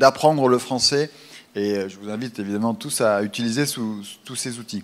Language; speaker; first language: French; native; French